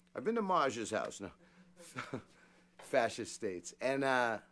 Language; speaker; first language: English; native; English